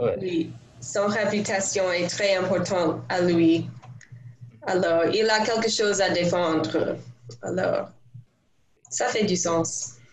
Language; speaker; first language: French; non-native, learner; English